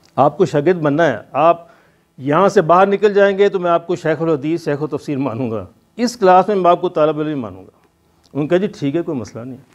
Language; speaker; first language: Urdu; non-native, local second language; Punjabi